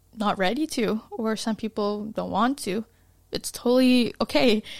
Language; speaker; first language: English; non-native, local second language; Malay